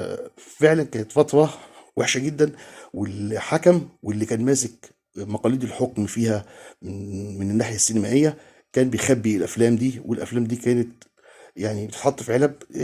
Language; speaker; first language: Arabic; native; Arabic